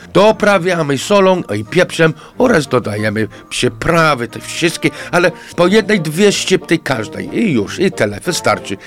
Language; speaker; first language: Polish; non-native, fluent; English